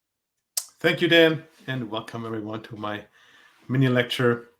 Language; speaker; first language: English; non-native, fluent; German